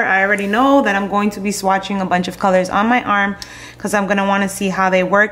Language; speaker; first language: English; native; English